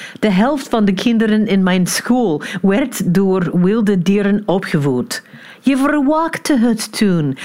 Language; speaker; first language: Dutch; non-native, fluent; English